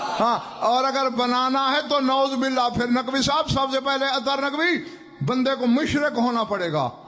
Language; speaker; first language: Urdu; non-native, local second language; Saraiki